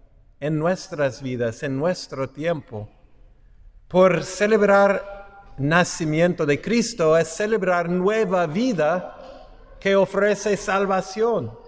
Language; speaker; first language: Spanish; non-native, fluent; English